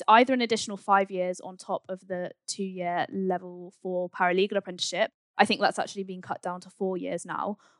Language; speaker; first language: English; native; English